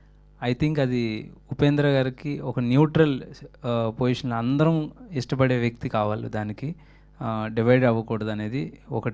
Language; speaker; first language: Telugu; native; Telugu